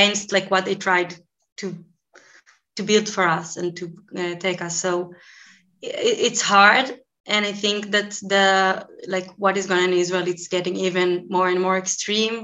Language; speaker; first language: English; non-native, fluent; Hebrew